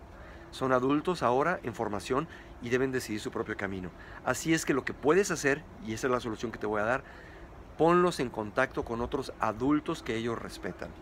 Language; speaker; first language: Spanish; native; Spanish